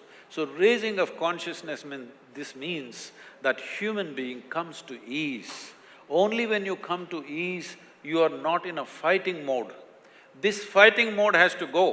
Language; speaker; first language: English; non-native, local second language; Kannada